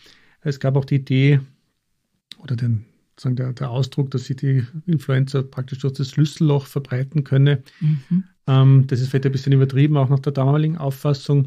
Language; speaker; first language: German; native; German